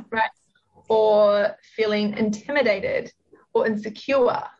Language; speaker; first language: English; native; English